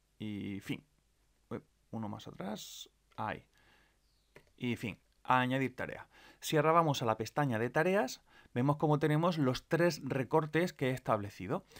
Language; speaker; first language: Spanish; native; Spanish